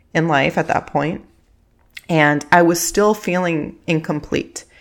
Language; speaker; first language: English; early bilingual, other home language; Spanish